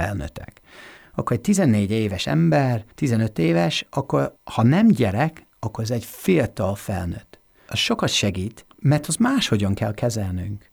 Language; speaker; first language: Hungarian; non-native, fluent; English